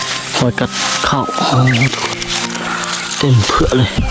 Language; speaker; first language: Thai; non-native, local second language; Lao